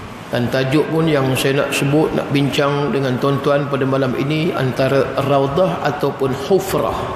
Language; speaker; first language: Malay; native; Malay